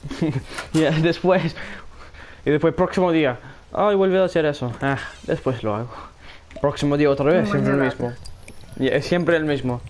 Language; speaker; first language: Spanish; non-native, learner; English